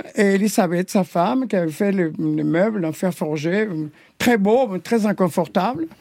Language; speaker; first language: French; non-native, fluent; Spanish